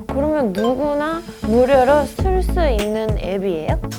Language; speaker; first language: Korean; non-native, fluent; Spanish